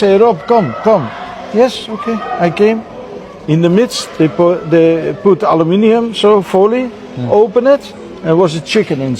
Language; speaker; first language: English; non-native, learner; Dutch